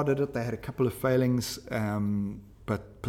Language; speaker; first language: English; native; English